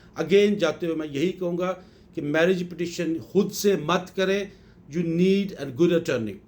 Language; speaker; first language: Urdu; native; Urdu